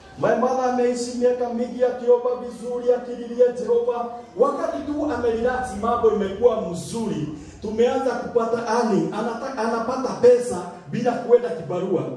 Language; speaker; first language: Swahili; non-native, local second language; Kikuyu